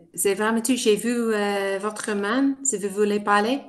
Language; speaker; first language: French; non-native, fluent; English